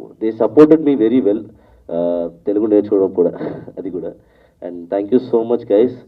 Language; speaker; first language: Telugu; non-native, learner; Tamil